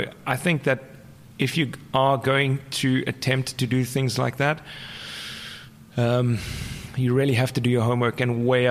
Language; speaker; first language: English; native; English